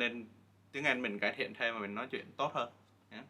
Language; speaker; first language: Vietnamese; native; Vietnamese